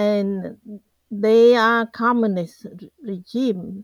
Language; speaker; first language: English; non-native, fluent; Khmer